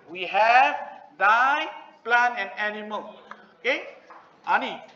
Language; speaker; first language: English; non-native, local second language; Malay